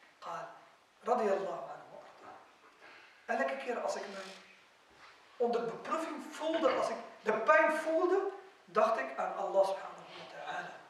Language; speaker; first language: Dutch; non-native, fluent; Arabic